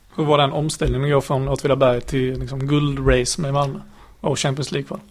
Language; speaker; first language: Swedish; native; Swedish